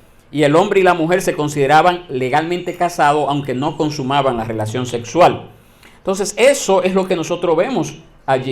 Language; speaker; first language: Spanish; native; Spanish